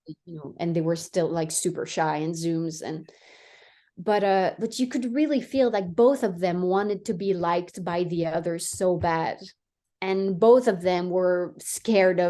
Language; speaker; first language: English; non-native, fluent; French